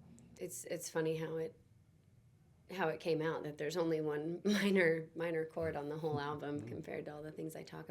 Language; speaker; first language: English; native; English